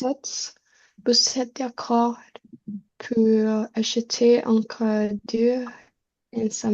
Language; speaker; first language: French; non-native, learner; Spanish